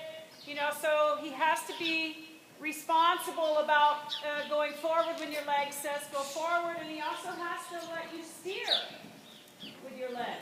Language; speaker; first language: English; native; English